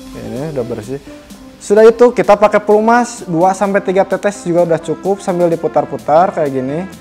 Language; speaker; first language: Indonesian; native; Indonesian